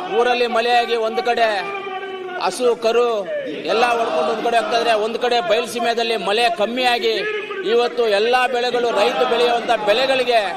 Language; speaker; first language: Kannada; native; Kannada